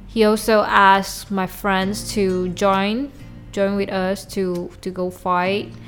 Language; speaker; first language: English; non-native, local second language; Chinese